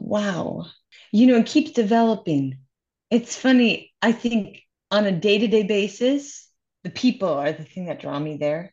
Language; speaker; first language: English; native; English